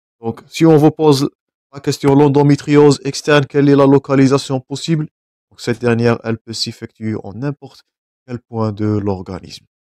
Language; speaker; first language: French; non-native, local second language; Arabic